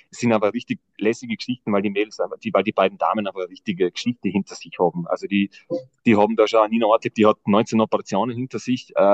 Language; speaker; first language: German; native; German